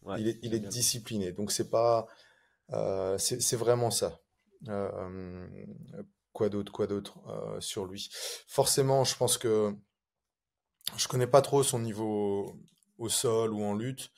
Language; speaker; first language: French; native; French